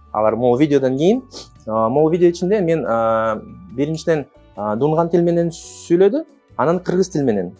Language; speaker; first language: Kyrgyz; non-native, local second language; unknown